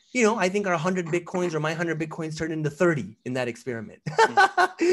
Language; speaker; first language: English; native; English